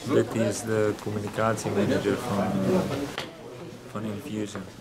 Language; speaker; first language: Dutch; native; Dutch